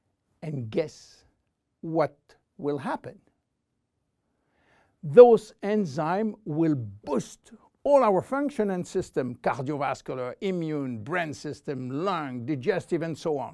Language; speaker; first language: English; non-native, fluent; French